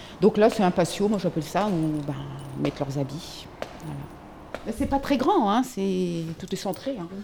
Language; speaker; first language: French; native; French